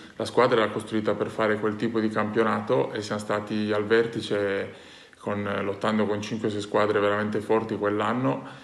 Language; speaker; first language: Italian; native; Italian